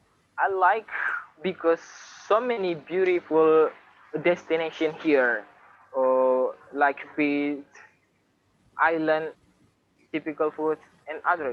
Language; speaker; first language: English; non-native, local second language; Indonesian